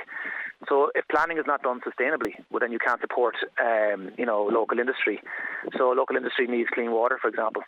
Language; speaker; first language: English; native; English